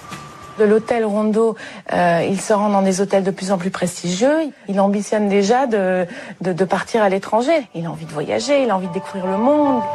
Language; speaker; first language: French; native; French